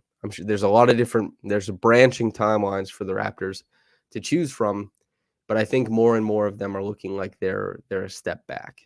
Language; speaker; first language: English; native; English